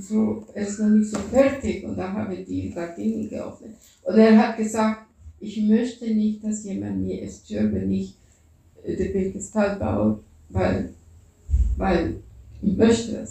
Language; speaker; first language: German; non-native, fluent; Spanish